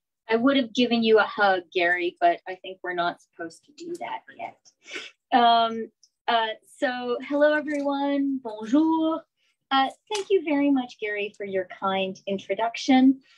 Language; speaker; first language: English; native; English